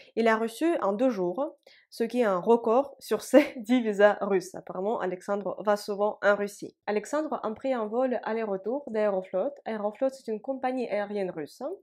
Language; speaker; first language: French; non-native, fluent; Russian